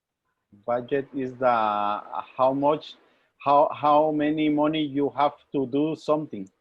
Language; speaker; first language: English; non-native, learner; Spanish